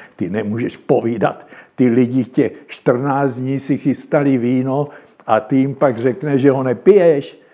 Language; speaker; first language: Czech; native; Czech